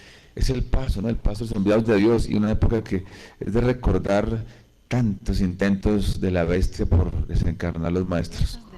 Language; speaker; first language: Spanish; native; Spanish